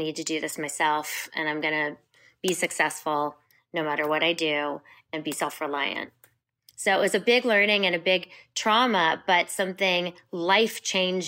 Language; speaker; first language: English; native; English